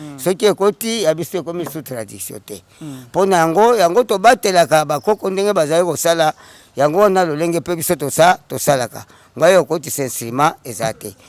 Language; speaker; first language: Lingala; non-native, local second language; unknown